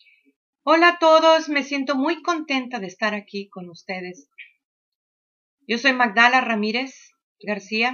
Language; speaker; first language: Spanish; native; Spanish